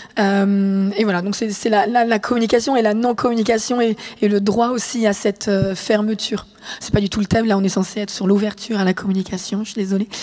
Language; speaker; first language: French; native; French